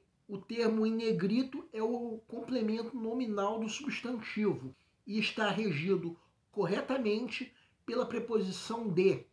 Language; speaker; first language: Portuguese; native; Portuguese